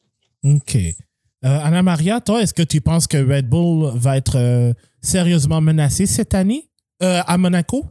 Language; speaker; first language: French; native; French